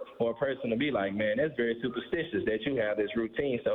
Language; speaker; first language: English; native; English